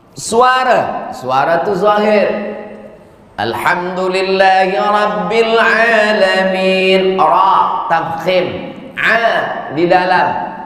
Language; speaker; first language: Malay; native; Malay